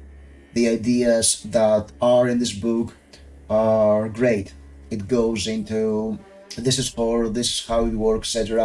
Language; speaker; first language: English; non-native, fluent; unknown